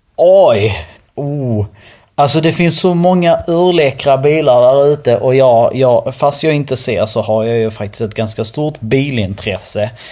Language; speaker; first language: Swedish; early bilingual, other home language; Albanian